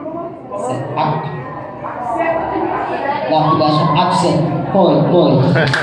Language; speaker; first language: French; non-native, local second language; Haitian Creole